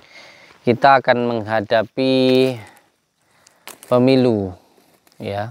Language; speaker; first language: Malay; non-native, local second language; Javanese